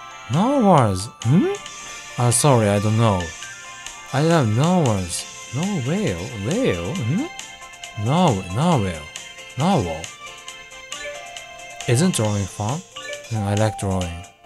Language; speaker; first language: English; non-native, fluent; Japanese